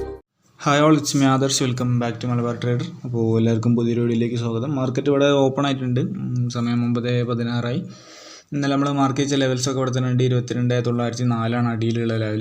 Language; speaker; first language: Malayalam; native; Malayalam